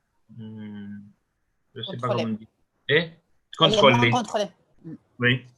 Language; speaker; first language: French; non-native, learner; Spanish